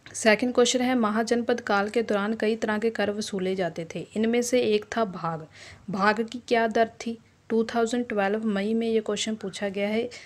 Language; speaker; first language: Hindi; non-native, local second language; Punjabi